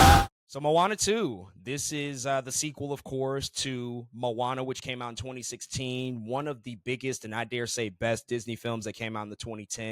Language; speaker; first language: English; native; English